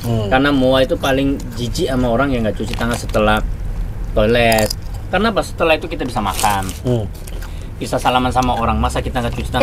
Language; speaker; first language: Indonesian; non-native, fluent; Korean